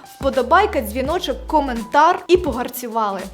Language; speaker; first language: Ukrainian; non-native, local second language; Russian